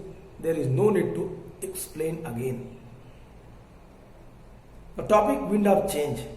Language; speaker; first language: English; non-native, local second language; Hindi